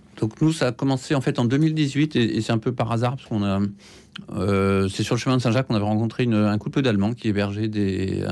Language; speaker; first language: French; native; French